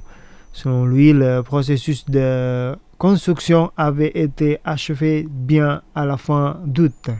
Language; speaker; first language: French; non-native, fluent; Indonesian